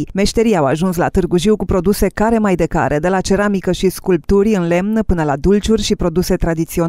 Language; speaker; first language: Romanian; native; Romanian